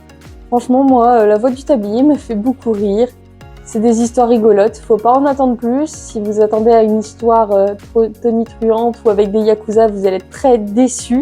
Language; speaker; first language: French; native; French